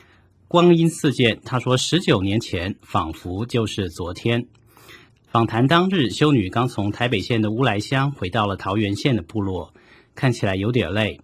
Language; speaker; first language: Chinese; native; Chinese